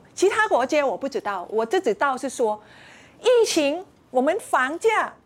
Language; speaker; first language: Chinese; non-native, fluent; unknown